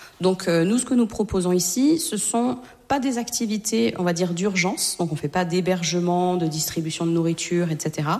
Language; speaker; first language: French; native; French